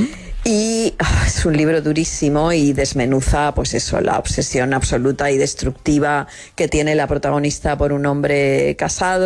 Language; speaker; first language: Spanish; native; Spanish